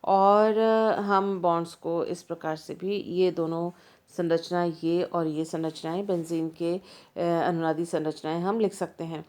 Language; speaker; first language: Hindi; native; Hindi